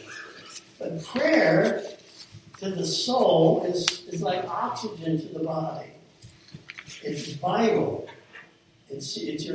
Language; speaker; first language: English; native; English